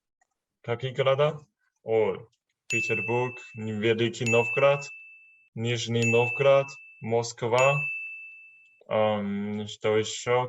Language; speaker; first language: Russian; non-native, learner; Chinese